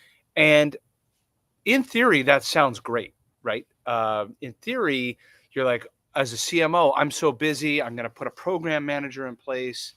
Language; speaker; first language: English; native; English